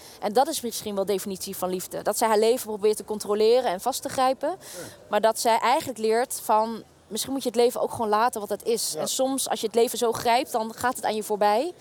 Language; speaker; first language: Dutch; early bilingual, other home language; Vietnamese